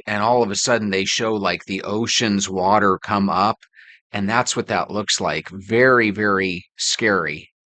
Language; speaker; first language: English; native; English